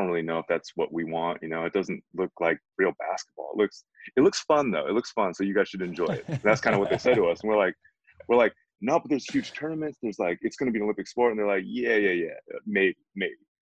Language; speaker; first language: English; native; English